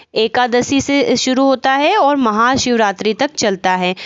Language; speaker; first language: Hindi; native; Hindi